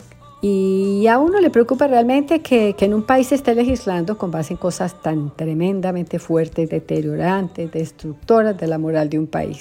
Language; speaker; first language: Spanish; native; Spanish